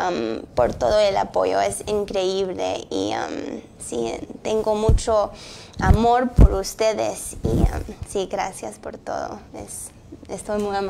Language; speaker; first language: Spanish; early bilingual, heritage; English